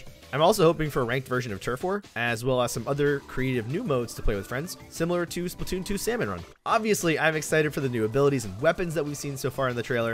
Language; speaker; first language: English; native; English